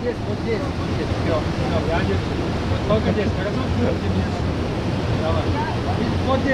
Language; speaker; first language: Russian; non-native, learner; Sinhala